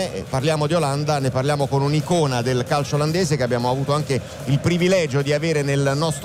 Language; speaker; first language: Italian; native; Italian